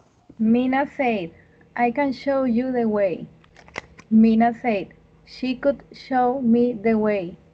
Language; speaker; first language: English; non-native, learner; Spanish